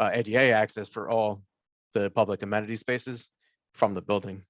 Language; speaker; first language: English; native; English